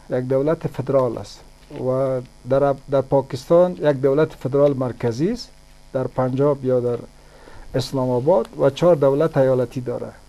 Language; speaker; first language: Persian; native; Persian